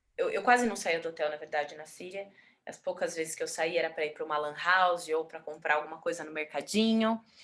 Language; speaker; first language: Portuguese; native; Portuguese